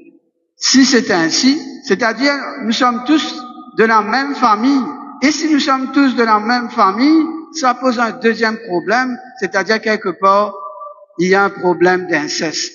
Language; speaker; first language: French; non-native, local second language; Morisyen